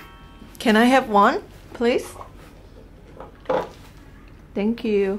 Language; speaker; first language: English; non-native, fluent; Korean